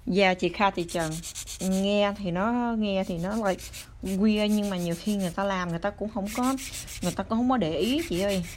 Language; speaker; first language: Vietnamese; early bilingual, other home language; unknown